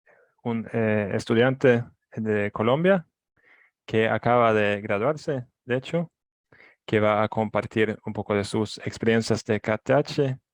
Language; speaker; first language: Spanish; non-native, fluent; Swedish